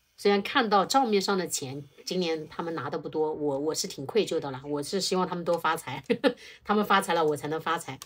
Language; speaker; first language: Chinese; native; Chinese